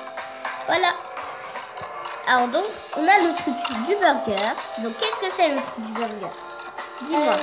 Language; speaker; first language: French; native; French